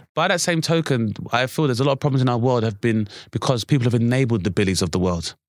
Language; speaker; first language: English; native; English